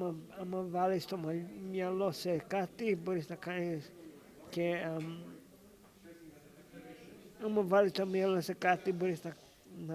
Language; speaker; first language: Greek; early bilingual, heritage; English